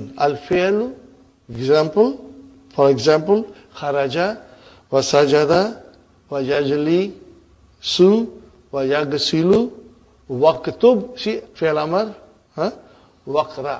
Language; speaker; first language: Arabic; non-native, fluent; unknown